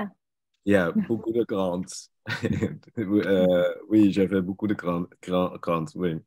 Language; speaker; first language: French; non-native, learner; Dutch